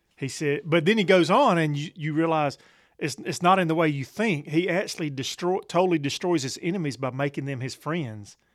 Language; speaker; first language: English; native; English